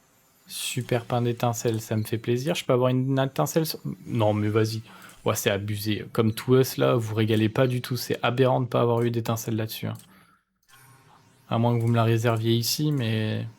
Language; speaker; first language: French; native; French